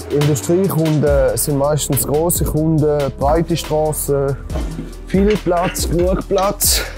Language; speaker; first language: German; native; German